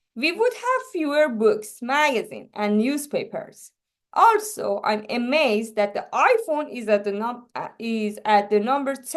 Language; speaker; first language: English; non-native, learner; Persian